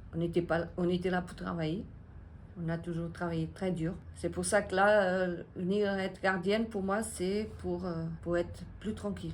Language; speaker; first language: French; non-native, fluent; Portuguese